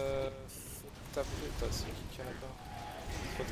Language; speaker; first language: French; native; French